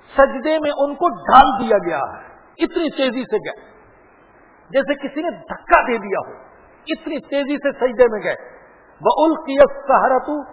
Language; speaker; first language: Urdu; non-native, local second language; Punjabi